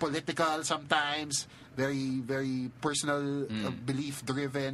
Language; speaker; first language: English; non-native, local second language; Filipino